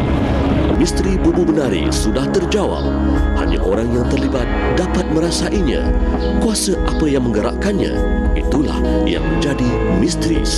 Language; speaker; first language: Malay; native; Malay